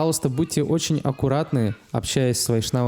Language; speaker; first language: Russian; native; Russian